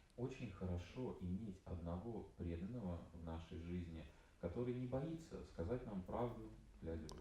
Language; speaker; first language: Russian; native; Russian